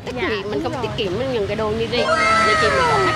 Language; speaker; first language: Vietnamese; native; Vietnamese